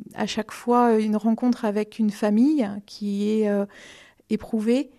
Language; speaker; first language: French; native; French